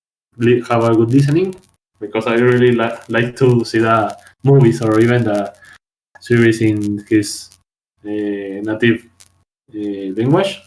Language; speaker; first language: English; non-native, learner; Spanish